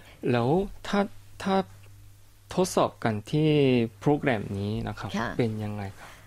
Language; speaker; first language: Thai; non-native, fluent; Korean